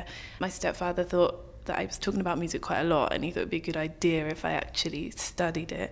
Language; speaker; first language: English; native; English